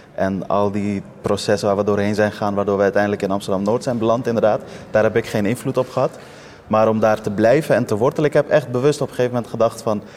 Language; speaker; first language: Dutch; early bilingual, other home language; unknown